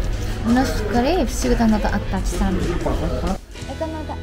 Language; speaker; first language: Russian; non-native, learner; Korean